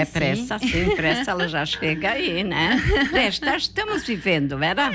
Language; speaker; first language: Italian; early bilingual, heritage; Portuguese